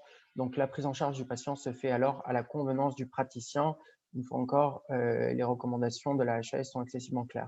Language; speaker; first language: French; native; French